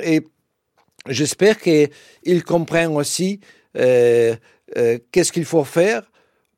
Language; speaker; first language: French; non-native, fluent; Russian